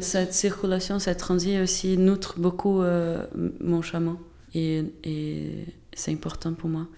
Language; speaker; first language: French; non-native, fluent; Portuguese